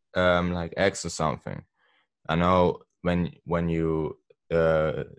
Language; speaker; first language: English; non-native, learner; Swiss German